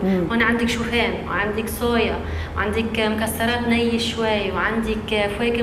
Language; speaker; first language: Arabic; native; Arabic